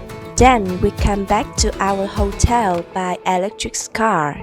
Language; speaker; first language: English; non-native, learner; Vietnamese